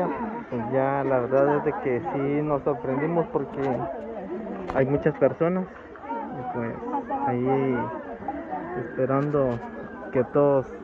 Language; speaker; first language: Spanish; native; Spanish